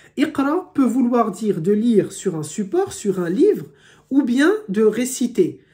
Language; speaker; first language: French; native; French